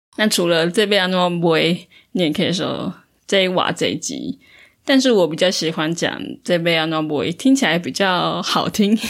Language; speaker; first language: Chinese; native; Chinese